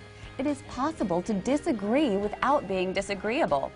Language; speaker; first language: English; native; English